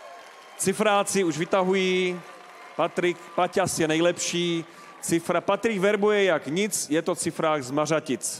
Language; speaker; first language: Czech; native; Czech